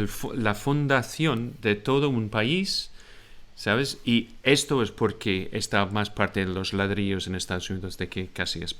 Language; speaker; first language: Spanish; non-native, fluent; English